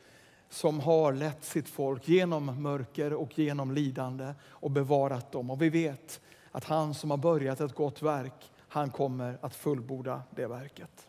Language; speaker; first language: Swedish; native; Swedish